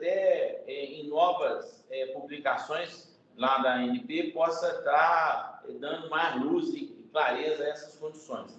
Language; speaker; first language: Portuguese; native; Portuguese